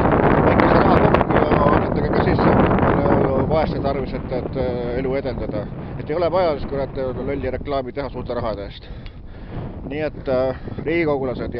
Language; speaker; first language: Estonian; native; Estonian